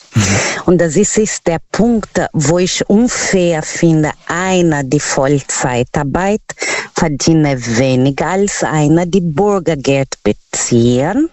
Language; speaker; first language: German; non-native, fluent; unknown